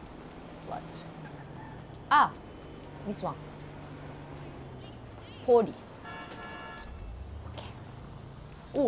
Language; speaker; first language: English; non-native, learner; Japanese